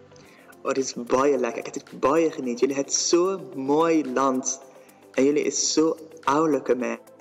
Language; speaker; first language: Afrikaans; non-native, learner; Dutch